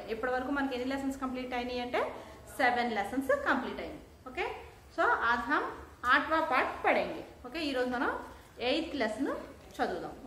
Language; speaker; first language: Hindi; non-native, local second language; Telugu